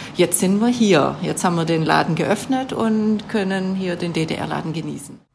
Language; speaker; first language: German; native; German